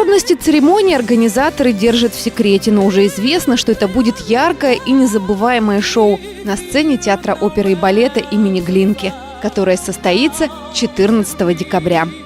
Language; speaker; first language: Russian; native; Russian